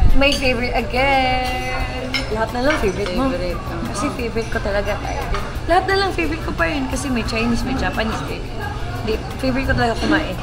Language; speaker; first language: Filipino; non-native, local second language; Cebuano